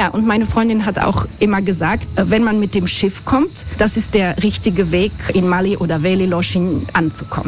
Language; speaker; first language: German; non-native, fluent; Croatian